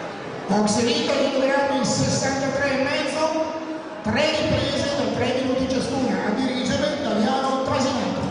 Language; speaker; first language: Italian; native; Italian